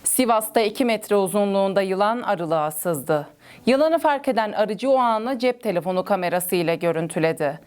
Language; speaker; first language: Turkish; native; Turkish